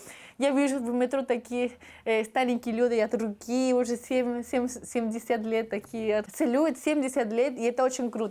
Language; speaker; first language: Russian; non-native, fluent; Spanish